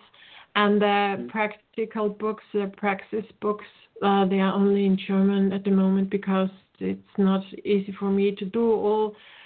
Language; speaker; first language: English; non-native, fluent; German